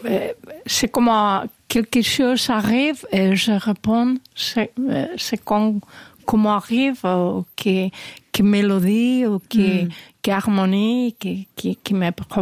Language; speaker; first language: French; non-native, learner; Spanish